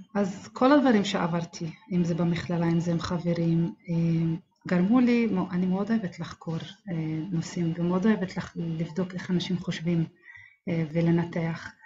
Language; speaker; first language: Hebrew; non-native, local second language; Arabic